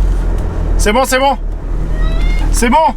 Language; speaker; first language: French; native; French